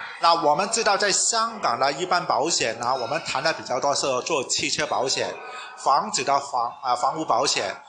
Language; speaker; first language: Chinese; non-native, local second language; Cantonese